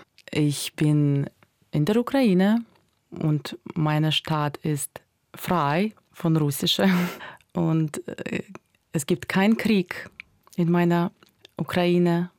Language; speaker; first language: German; non-native, fluent; Ukrainian